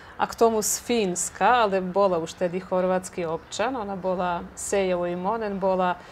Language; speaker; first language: Slovak; early bilingual, heritage; Croatian